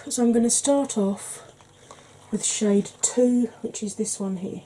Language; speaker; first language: English; native; English